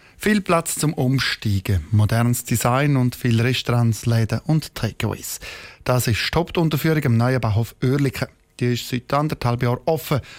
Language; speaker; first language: German; native; German